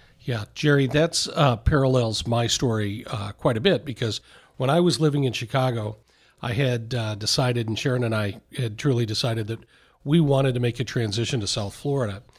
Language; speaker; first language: English; native; English